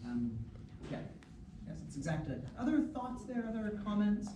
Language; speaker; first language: English; native; English